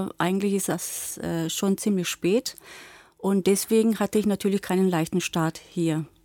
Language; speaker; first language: German; early bilingual, other home language; Turkish